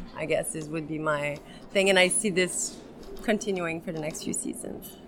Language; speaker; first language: English; native; English